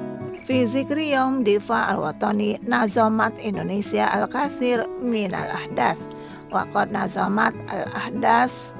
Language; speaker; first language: Arabic; non-native, fluent; Indonesian